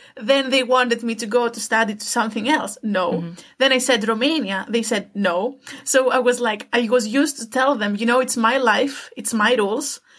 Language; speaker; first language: English; non-native, fluent; Greek